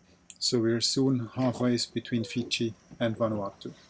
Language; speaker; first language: English; non-native, fluent; German